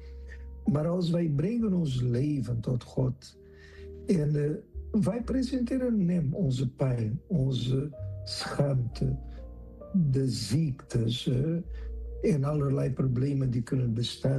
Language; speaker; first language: Dutch; non-native, fluent; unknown